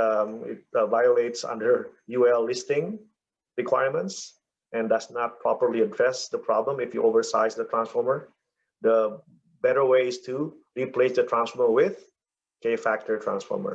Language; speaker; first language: English; non-native, fluent; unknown